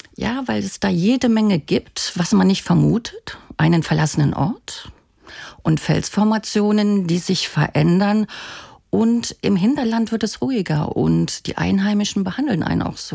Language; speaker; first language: German; native; German